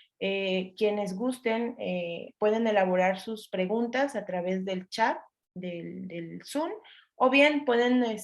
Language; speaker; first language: Spanish; native; Spanish